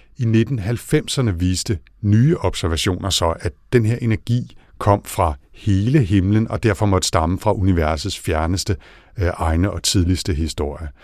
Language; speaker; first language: Danish; native; Danish